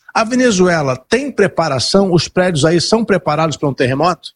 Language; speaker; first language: Portuguese; native; Portuguese